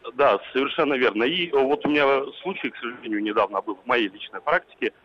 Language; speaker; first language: Russian; native; Russian